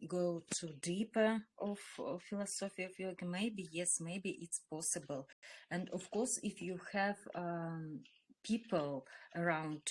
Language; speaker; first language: English; non-native, learner; Russian